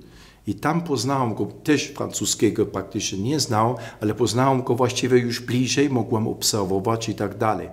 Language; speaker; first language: Polish; non-native, fluent; German